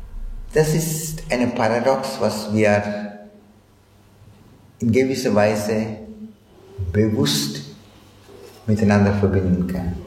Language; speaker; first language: German; non-native, fluent; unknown